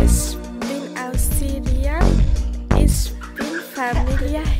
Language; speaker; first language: German; non-native, learner; Arabic